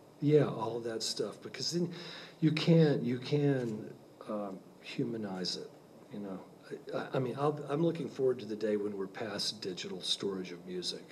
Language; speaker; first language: English; native; English